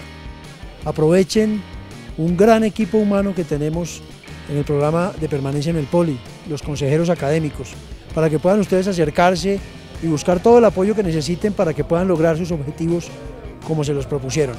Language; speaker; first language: Spanish; native; Spanish